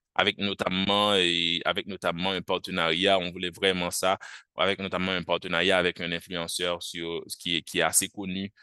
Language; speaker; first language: French; non-native, local second language; Haitian Creole